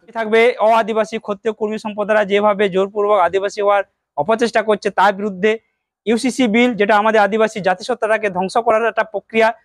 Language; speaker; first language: Bangla; non-native, local second language; Santali